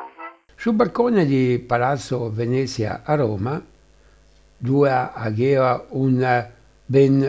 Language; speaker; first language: Italian; native; Italian